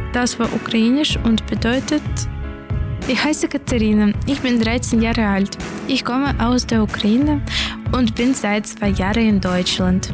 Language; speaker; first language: German; non-native, learner; Ukrainian